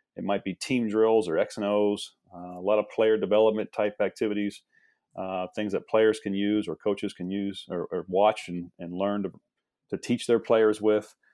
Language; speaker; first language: English; native; English